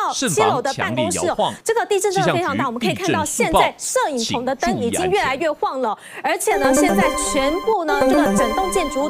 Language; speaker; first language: Chinese; native; Chinese